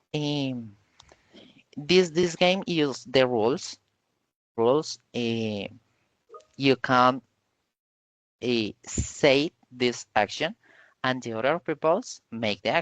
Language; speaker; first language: English; non-native, learner; Spanish